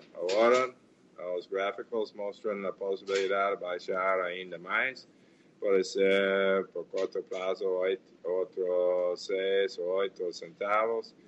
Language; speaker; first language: Portuguese; non-native, fluent; English